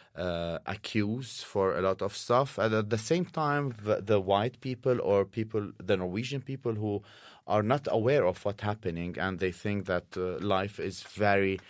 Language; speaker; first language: English; non-native, fluent; Arabic